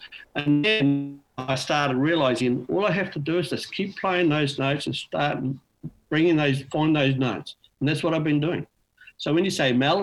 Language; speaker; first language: English; native; English